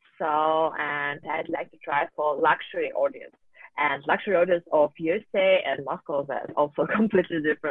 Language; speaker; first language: English; non-native, fluent; Russian